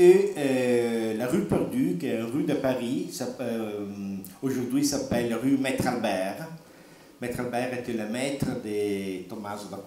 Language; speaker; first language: French; non-native, learner; Italian